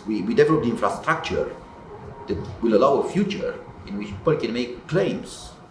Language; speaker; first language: English; non-native, fluent; Romanian